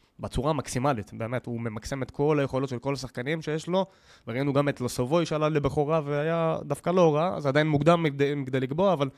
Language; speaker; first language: Hebrew; native; Hebrew